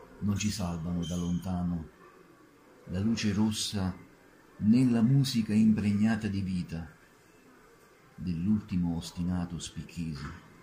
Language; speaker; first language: Italian; native; Italian